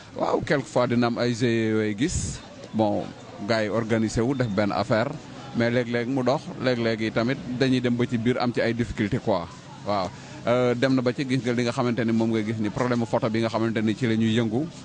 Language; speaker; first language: Wolof; native; Wolof